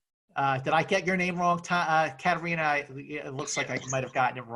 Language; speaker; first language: English; native; English